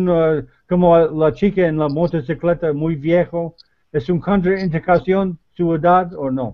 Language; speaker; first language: Spanish; non-native, learner; English